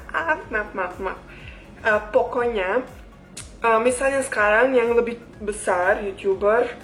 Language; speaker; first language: Indonesian; non-native, fluent; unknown